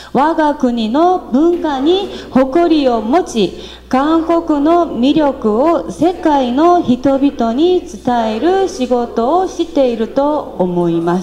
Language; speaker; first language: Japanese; non-native, fluent; Korean